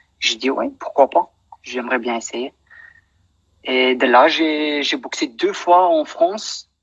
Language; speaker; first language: French; non-native, local second language; Dutch